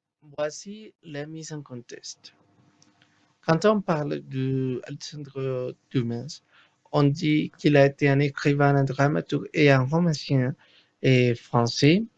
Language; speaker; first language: French; non-native, learner; Spanish